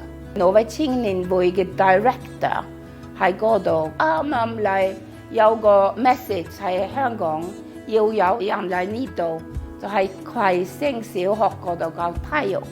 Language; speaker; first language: Cantonese; non-native, fluent; Norwegian